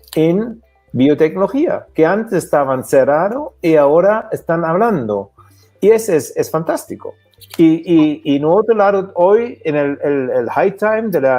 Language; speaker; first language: Spanish; non-native, fluent; German